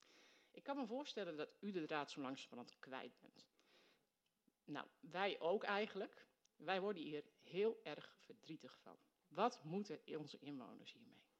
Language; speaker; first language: Dutch; native; Dutch